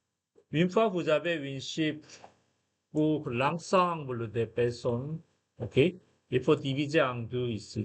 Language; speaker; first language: French; non-native, fluent; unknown